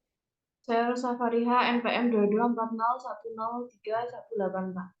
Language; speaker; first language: Indonesian; native; Indonesian